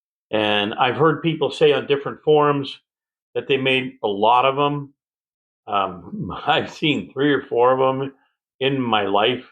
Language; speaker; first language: English; native; English